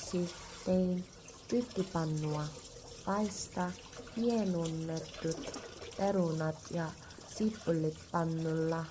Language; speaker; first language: Finnish; non-native, learner; Korean